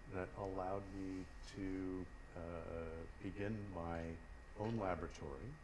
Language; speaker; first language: English; native; English